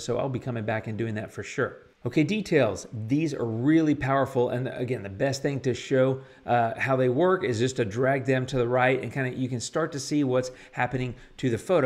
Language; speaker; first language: English; native; English